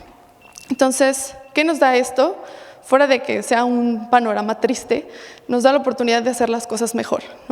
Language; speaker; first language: Spanish; native; Spanish